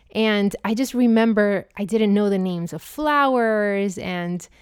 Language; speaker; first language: English; non-native, fluent; Spanish